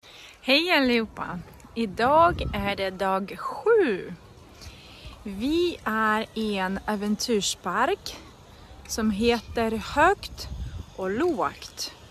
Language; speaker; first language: Swedish; non-native, fluent; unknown